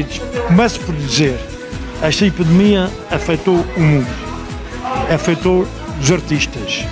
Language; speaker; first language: Portuguese; native; Portuguese